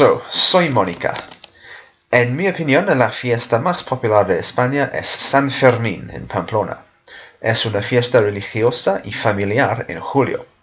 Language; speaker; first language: Spanish; non-native, fluent; English